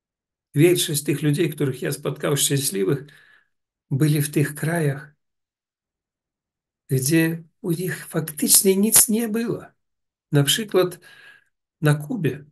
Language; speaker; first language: Polish; non-native, learner; Russian